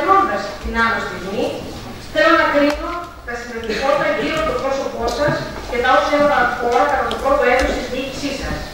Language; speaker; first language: Greek; native; Greek